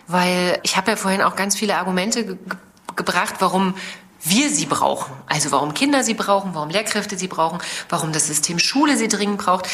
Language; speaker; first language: German; native; German